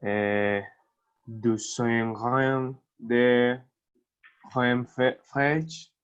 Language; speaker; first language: French; non-native, learner; Spanish